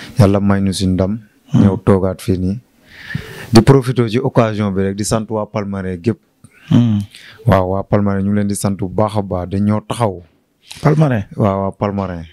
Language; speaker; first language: Wolof; non-native, local second language; Serer